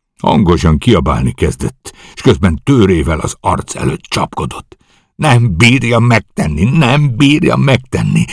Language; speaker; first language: Hungarian; native; Hungarian